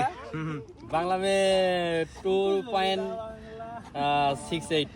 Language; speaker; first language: Hindi; non-native, learner; Bangla